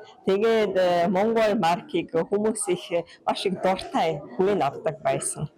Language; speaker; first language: Mongolian; non-native, fluent; Hungarian